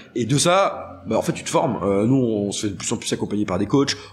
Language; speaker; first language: French; native; French